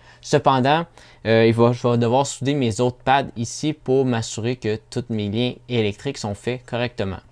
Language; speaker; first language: French; native; French